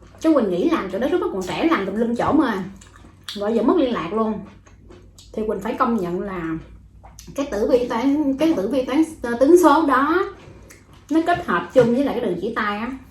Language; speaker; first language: Vietnamese; native; Vietnamese